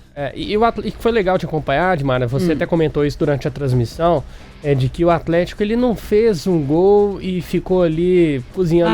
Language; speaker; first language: Portuguese; native; Portuguese